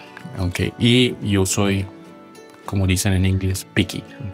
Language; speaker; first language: Spanish; non-native, fluent; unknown